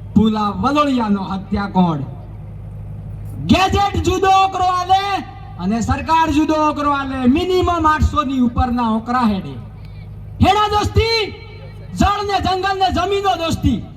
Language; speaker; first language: Gujarati; non-native, local second language; Bhili